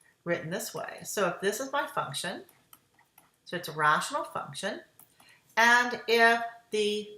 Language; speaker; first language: English; native; English